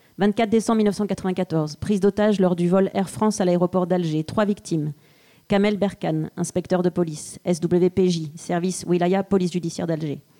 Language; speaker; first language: French; native; French